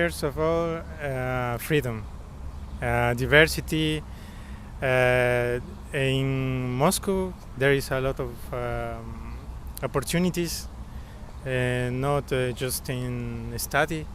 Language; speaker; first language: English; non-native, learner; Spanish